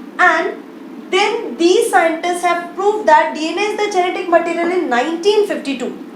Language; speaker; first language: English; non-native, local second language; Hindi